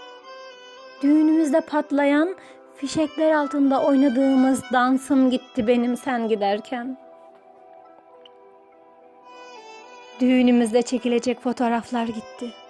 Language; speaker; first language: Turkish; native; Turkish